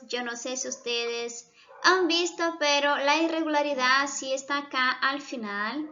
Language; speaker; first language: Spanish; non-native, fluent; Portuguese